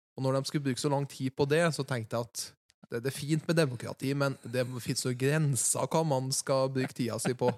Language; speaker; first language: Norwegian; native; Norwegian